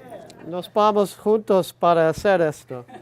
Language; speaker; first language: Spanish; non-native, learner; English